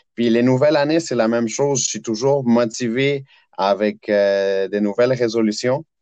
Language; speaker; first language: French; early bilingual, other home language; Spanish